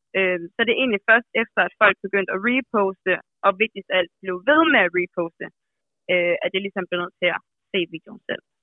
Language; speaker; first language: Danish; native; Danish